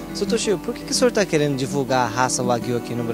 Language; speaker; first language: Portuguese; native; Portuguese